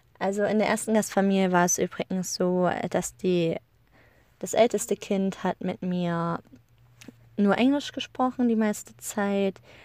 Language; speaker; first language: German; native; German